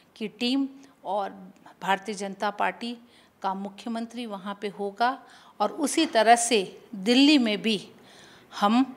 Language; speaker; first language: Hindi; native; Hindi